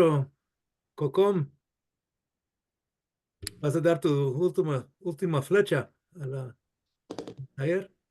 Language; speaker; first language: Spanish; non-native, fluent; English